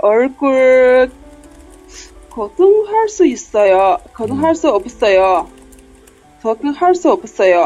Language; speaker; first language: Korean; non-native, learner; Chinese